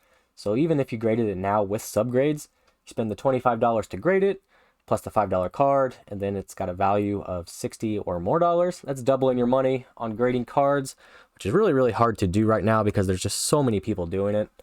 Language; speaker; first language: English; native; English